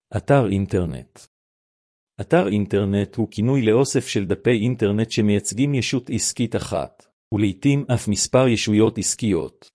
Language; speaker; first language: Hebrew; native; Hebrew